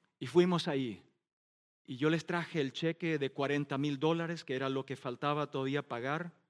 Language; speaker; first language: Spanish; non-native, local second language; Plautdietsch